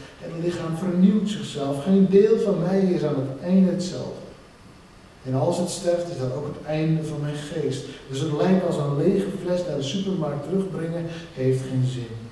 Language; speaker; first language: Dutch; non-native, local second language; Western Frisian